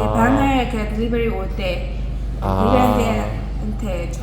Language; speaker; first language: Korean; non-native, learner; Burmese